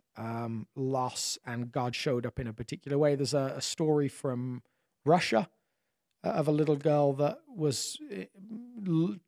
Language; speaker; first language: English; native; English